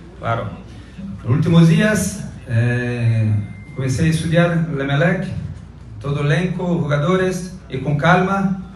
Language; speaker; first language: Spanish; non-native, learner; Portuguese